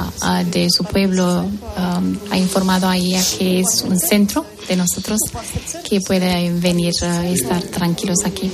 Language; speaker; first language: Spanish; non-native, learner; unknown